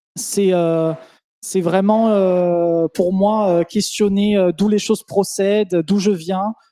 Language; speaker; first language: French; native; French